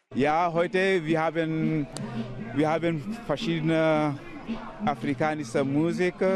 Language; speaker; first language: German; non-native, learner; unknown